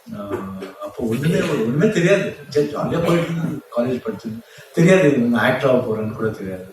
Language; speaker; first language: Tamil; non-native, local second language; Kannada